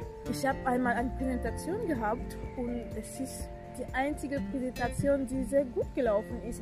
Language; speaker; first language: German; non-native, fluent; French